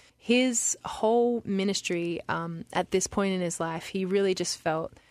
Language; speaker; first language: English; native; English